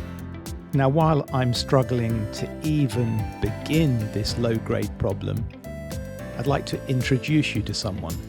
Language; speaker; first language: English; native; English